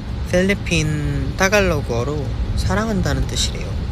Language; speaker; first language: Korean; early bilingual, heritage; Korean